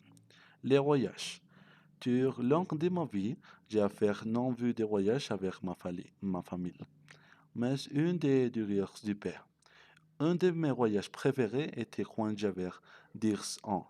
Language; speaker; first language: French; non-native, learner; Spanish